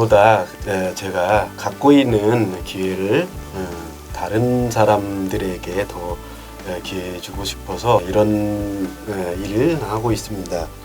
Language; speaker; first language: Korean; non-native, learner; Lao